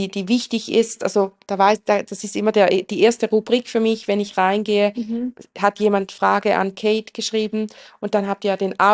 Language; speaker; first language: German; native; German